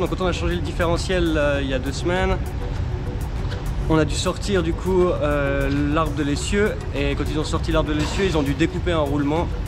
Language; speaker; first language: French; native; French